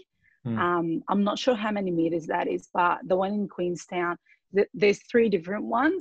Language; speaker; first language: English; early bilingual, other home language; Arabic